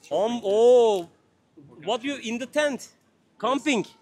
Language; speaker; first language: English; non-native, learner; Turkish